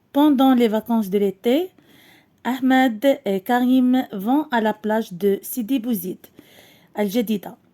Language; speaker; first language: French; non-native, local second language; Arabic